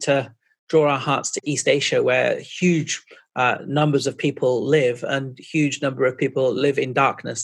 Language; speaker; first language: English; native; English